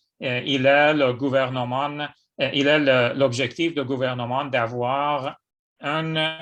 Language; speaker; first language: French; non-native, fluent; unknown